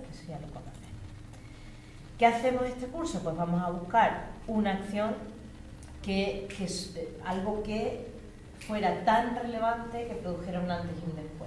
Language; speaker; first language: Spanish; native; Spanish